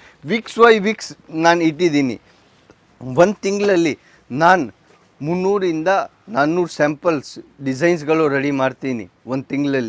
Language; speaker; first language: Kannada; non-native, local second language; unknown